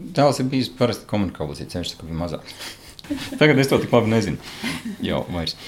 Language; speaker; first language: Latvian; native; Latvian